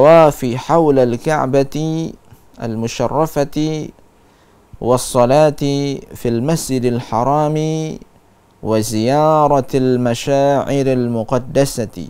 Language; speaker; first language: Arabic; non-native, fluent; Indonesian